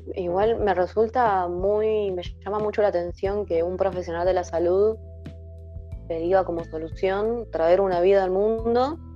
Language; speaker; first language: Spanish; native; Spanish